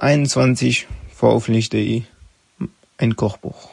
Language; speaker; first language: German; non-native, learner; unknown